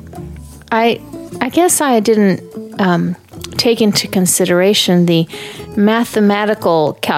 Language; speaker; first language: English; native; English